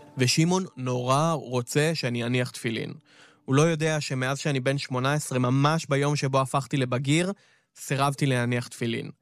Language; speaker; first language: Hebrew; native; Hebrew